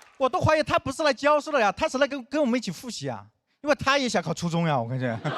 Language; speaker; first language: Chinese; non-native, local second language; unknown